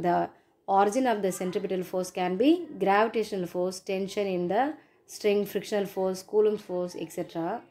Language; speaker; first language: English; non-native, local second language; Tamil